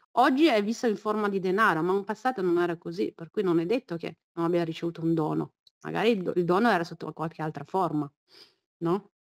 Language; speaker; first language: Italian; early bilingual, other home language; Chinese